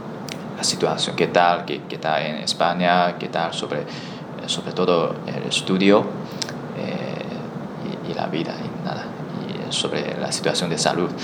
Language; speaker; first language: Spanish; non-native, learner; Chinese